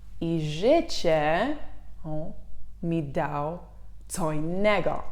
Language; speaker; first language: Polish; non-native, fluent; English